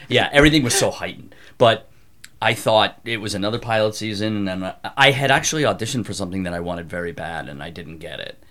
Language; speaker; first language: English; native; English